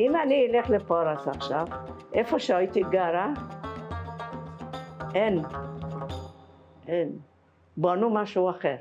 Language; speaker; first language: Hebrew; non-native, fluent; Persian